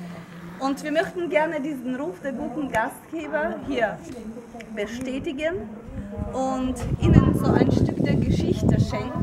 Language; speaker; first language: German; non-native, fluent; Ukrainian